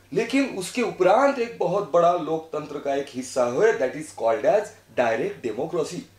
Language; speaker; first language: Hindi; non-native, local second language; Marathi